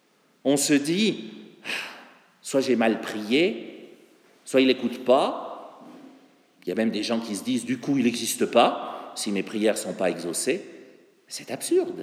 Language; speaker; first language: French; native; French